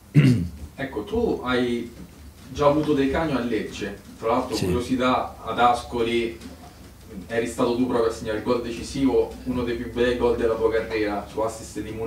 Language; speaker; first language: Italian; native; Italian